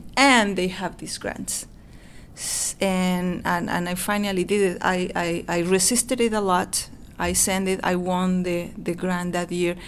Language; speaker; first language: English; non-native, fluent; Spanish